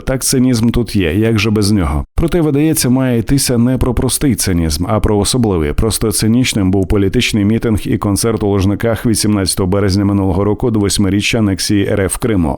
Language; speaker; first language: Ukrainian; native; Ukrainian